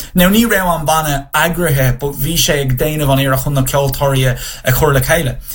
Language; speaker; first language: Irish; non-native, local second language; English